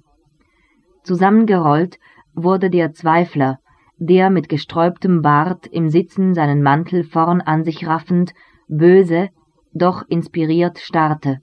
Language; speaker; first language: German; native; German